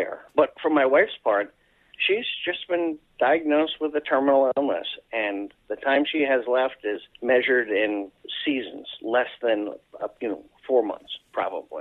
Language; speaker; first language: English; native; English